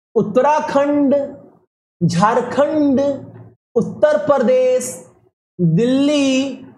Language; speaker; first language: Hindi; native; Hindi